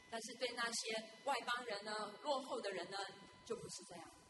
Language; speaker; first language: Chinese; native; Chinese